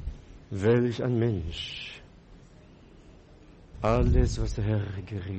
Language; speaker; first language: German; non-native, fluent; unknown